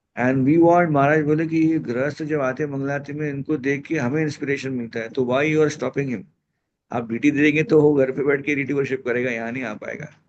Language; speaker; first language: Hindi; non-native, local second language; Marathi